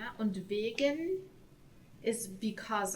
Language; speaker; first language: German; non-native, fluent; English